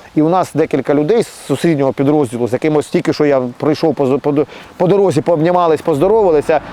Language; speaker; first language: Ukrainian; native; Ukrainian